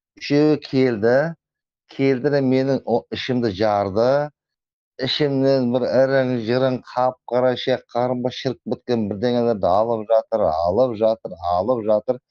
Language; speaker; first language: Kazakh; native; Kazakh